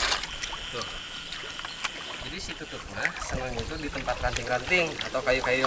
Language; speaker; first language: Indonesian; non-native, local second language; Sundanese